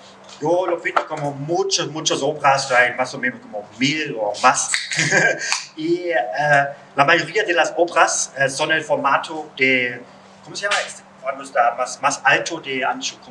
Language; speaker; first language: Spanish; non-native, learner; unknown